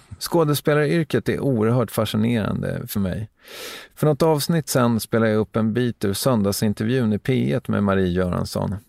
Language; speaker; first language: Swedish; native; Swedish